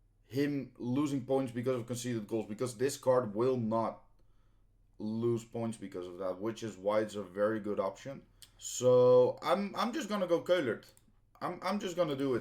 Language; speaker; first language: English; non-native, fluent; Dutch